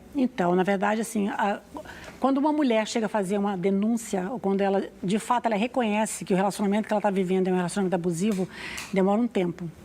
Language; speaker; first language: Portuguese; native; Portuguese